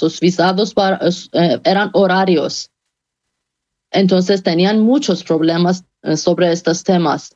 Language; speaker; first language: Spanish; non-native, fluent; Persian